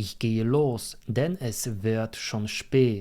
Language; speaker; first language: German; non-native, fluent; Polish